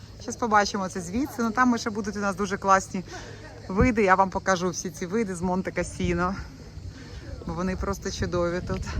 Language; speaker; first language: Ukrainian; non-native, local second language; Russian